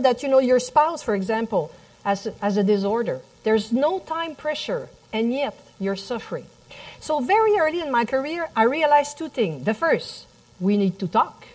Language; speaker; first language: English; non-native, fluent; French